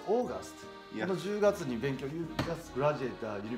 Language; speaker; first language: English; non-native, learner; Japanese